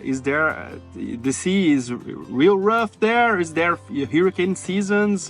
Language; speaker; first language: English; non-native, fluent; Portuguese